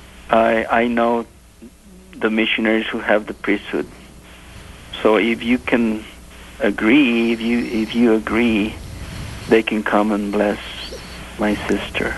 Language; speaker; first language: English; non-native, fluent; Spanish